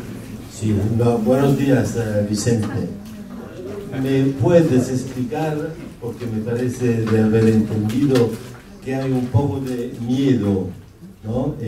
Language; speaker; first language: Spanish; non-native, fluent; Italian